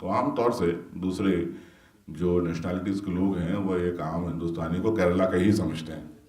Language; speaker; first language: Urdu; native; Urdu